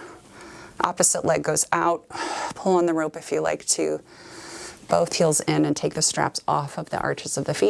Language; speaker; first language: English; native; English